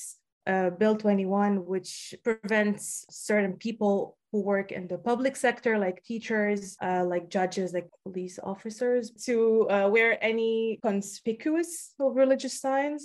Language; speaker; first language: English; native; English